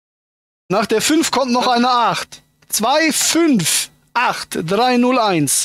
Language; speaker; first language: German; native; German